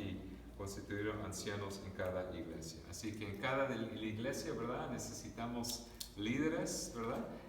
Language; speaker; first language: Spanish; early bilingual, other home language; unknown